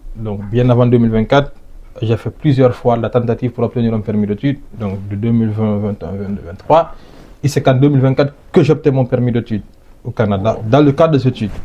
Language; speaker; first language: French; non-native, local second language; Fula